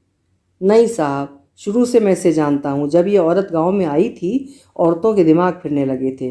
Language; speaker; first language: Hindi; native; Hindi